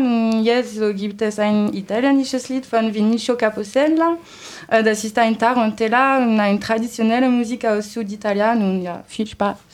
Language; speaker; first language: German; non-native, learner; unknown